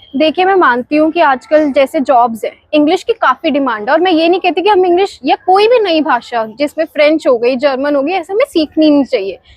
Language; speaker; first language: Hindi; native; Hindi